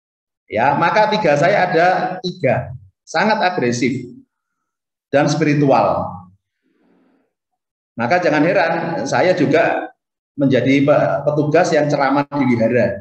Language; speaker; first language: Indonesian; native; Indonesian